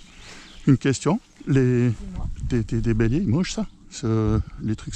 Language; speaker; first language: French; native; French